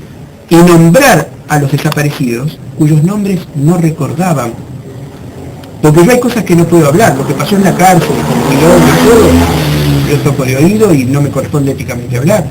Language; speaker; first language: Spanish; native; Spanish